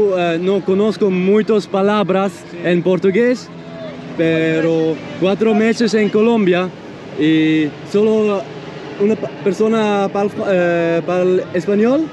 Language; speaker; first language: Spanish; non-native, learner; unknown